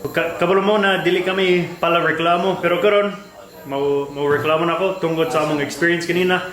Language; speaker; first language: Cebuano; non-native, fluent; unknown